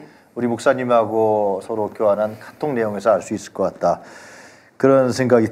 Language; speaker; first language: Korean; native; Korean